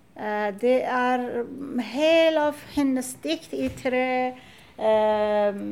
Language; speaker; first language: Norwegian; non-native, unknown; Persian